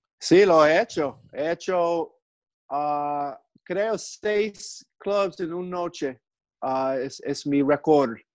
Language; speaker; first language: Spanish; non-native, learner; English